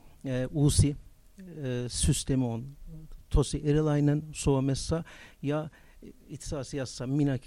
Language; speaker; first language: Finnish; non-native, learner; Turkish